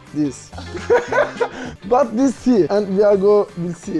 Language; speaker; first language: English; non-native, learner; Turkish